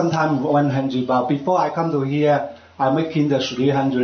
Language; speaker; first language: English; non-native, learner; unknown